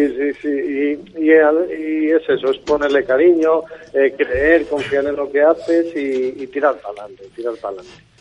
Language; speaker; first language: Spanish; native; Spanish